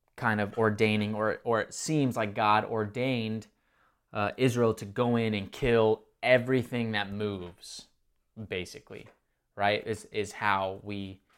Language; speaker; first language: English; native; English